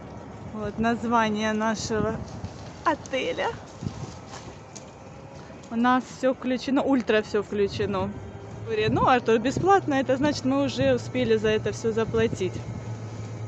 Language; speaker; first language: Russian; native; Russian